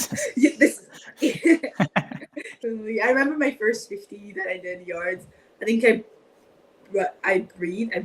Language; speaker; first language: English; non-native, fluent; French